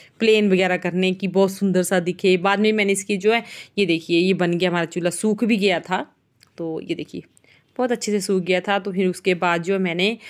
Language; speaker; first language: Hindi; non-native, local second language; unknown